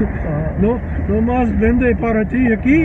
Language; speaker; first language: Spanish; non-native, learner; English